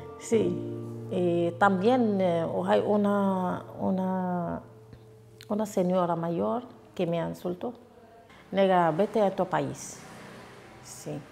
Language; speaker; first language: Spanish; non-native, learner; Arabic